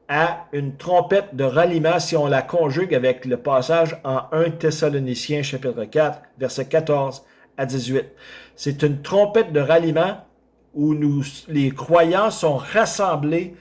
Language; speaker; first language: French; native; French